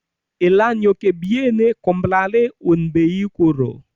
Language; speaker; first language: Spanish; non-native, fluent; Haitian Creole